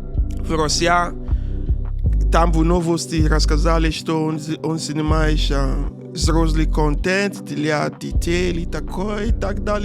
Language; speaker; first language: Russian; non-native, learner; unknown